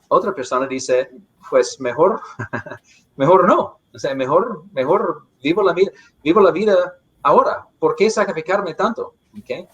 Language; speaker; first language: Spanish; non-native, fluent; English